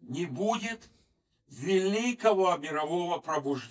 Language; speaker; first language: Polish; non-native, learner; Russian